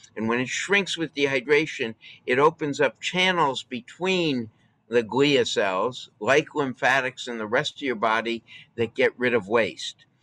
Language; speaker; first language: English; native; English